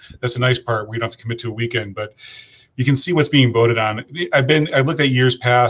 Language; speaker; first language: English; native; English